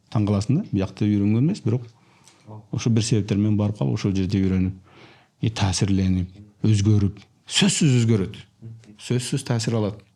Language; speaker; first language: Kyrgyz; native; Kyrgyz